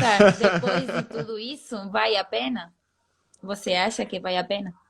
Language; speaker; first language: Portuguese; non-native, fluent; Spanish